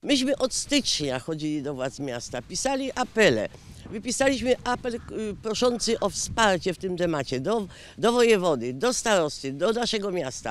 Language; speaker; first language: Polish; native; Polish